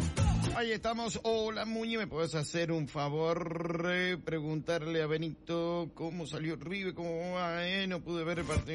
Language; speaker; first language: Spanish; native; Spanish